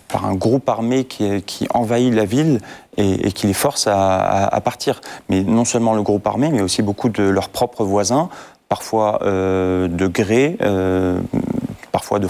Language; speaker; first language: French; non-native, fluent; Assyrian Neo-Aramaic